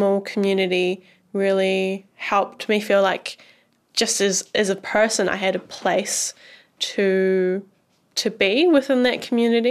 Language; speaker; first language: English; native; English